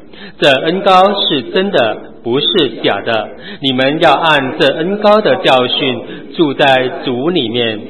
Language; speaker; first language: Chinese; native; Chinese